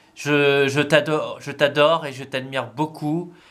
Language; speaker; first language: French; native; French